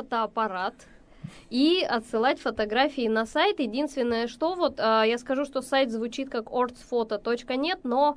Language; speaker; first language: Russian; native; Russian